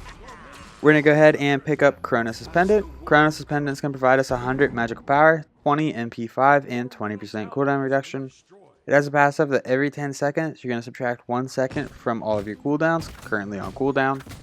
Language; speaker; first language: English; native; English